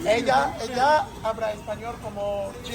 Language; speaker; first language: Spanish; non-native, learner; Haitian Creole